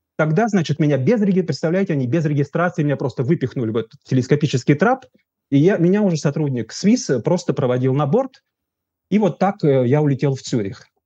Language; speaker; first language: Russian; native; Russian